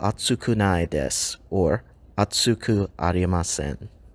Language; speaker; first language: Japanese; non-native, fluent; English